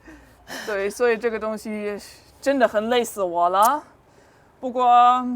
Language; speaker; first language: Chinese; non-native, fluent; German